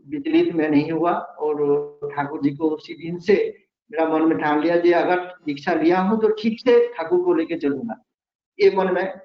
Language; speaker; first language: Hindi; non-native, local second language; Bangla